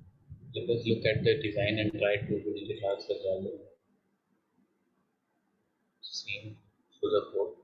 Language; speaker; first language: English; non-native, fluent; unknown